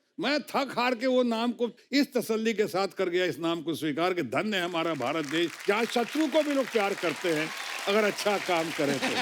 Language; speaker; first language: Hindi; native; Hindi